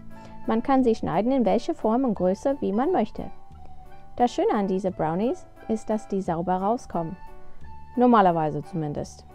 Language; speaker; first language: German; non-native, fluent; English